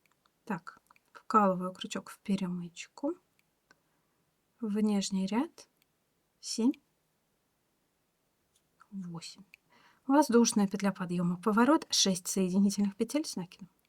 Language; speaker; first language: Russian; native; Russian